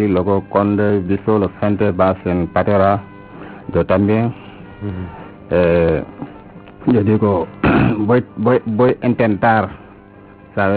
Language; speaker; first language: Spanish; non-native, learner; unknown